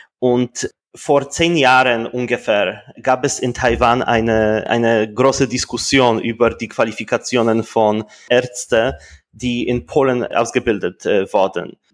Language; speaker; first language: German; non-native, fluent; Polish